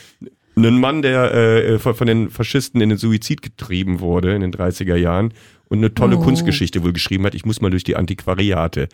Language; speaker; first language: German; native; German